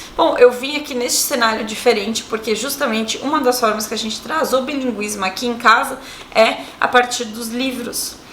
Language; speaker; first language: Portuguese; native; Portuguese